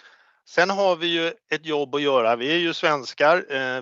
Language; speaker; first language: Swedish; native; Swedish